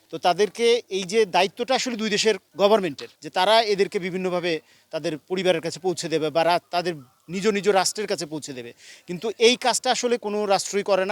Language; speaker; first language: Bangla; native; Bangla